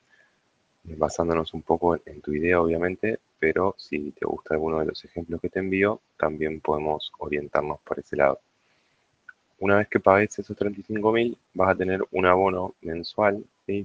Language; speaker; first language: Spanish; native; Spanish